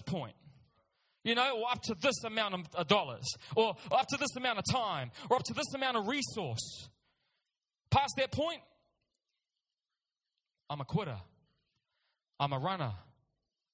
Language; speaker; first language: English; native; English